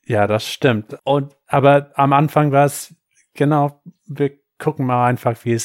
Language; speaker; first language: German; non-native, fluent; English